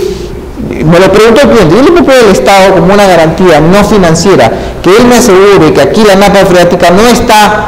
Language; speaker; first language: Spanish; native; Spanish